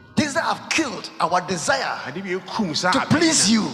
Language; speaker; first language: English; non-native, local second language; Ga